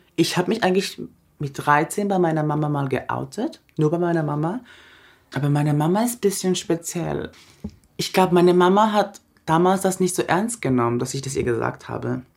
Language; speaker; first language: German; early bilingual, other home language; Japanese